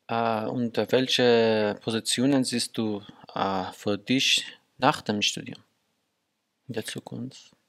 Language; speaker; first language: German; non-native, learner; Persian